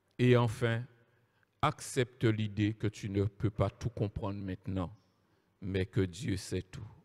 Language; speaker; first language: French; native; French